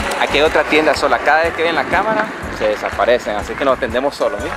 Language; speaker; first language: Spanish; native; Spanish